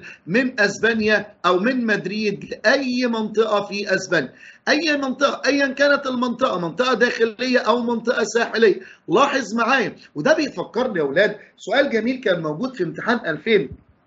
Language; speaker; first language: Arabic; native; Arabic